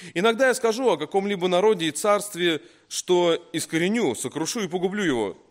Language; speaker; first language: Russian; native; Russian